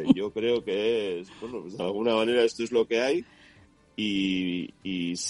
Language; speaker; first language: Spanish; native; Spanish